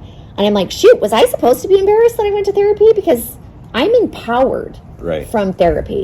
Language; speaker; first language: English; native; English